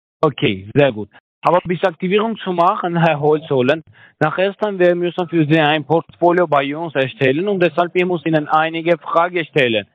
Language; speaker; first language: German; non-native, learner; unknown